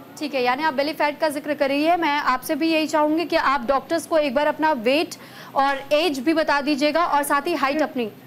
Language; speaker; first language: Hindi; native; Hindi